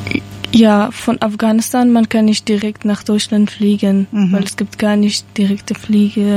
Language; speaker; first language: German; non-native, learner; Persian